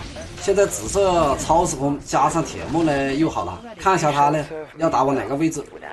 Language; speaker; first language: Chinese; native; Chinese